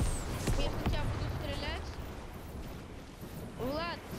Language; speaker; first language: Russian; native; Russian